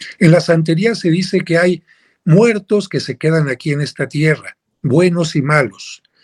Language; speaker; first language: Spanish; native; Spanish